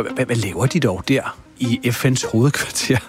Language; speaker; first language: Danish; native; Danish